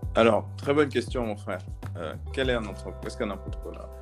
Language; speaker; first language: French; native; French